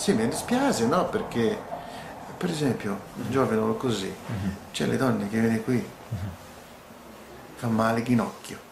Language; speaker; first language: Italian; non-native, learner; Portuguese